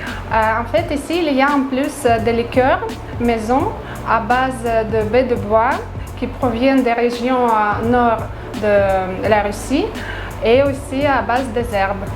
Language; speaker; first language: French; non-native, fluent; Russian